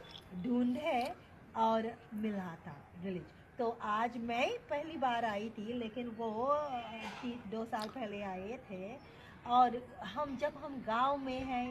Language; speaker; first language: Hindi; early bilingual, heritage; English